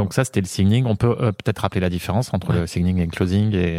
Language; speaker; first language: French; native; French